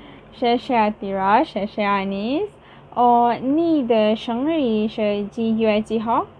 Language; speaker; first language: Chinese; non-native, learner; Malay